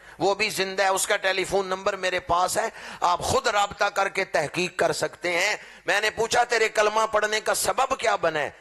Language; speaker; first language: Urdu; non-native, local second language; Punjabi